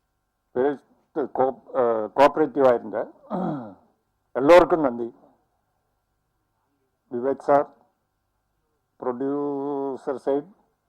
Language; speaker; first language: Tamil; non-native, fluent; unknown